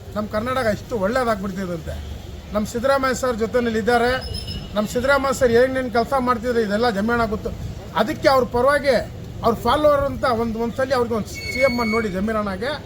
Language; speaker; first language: Kannada; non-native, local second language; Urdu